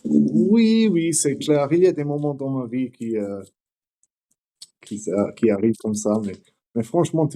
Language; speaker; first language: French; non-native, learner; English